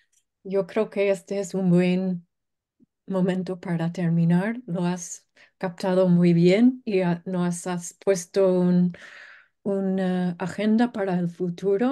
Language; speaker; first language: Spanish; non-native, fluent; English